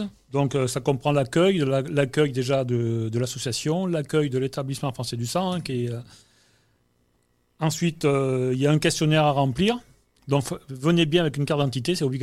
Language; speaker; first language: French; native; French